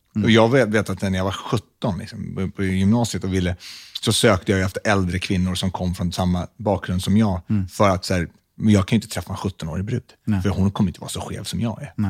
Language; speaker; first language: Swedish; native; Swedish